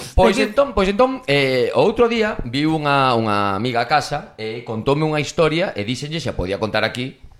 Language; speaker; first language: Galician; native; Galician